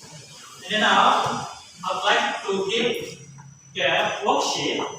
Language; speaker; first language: English; non-native, learner; Indonesian